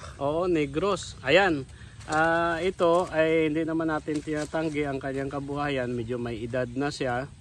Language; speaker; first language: Filipino; non-native, local second language; Hiligaynon